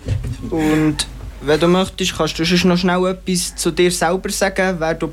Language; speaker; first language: German; native; German